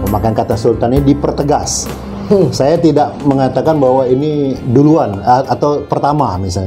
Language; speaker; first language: Indonesian; native; Indonesian